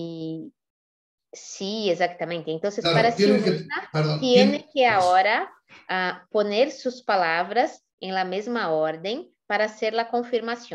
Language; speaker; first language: Spanish; non-native, fluent; Portuguese